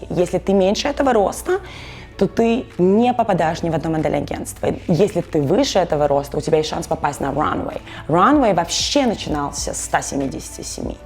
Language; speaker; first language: Russian; native; Russian